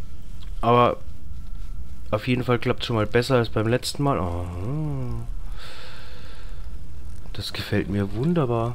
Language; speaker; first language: German; native; German